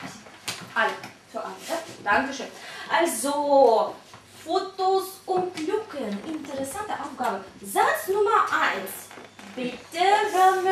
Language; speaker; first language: German; non-native, fluent; Russian